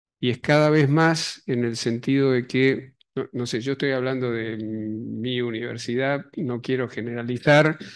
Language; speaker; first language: Spanish; native; Spanish